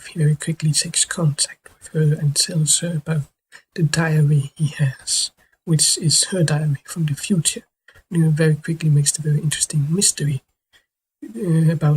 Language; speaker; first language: English; non-native, fluent; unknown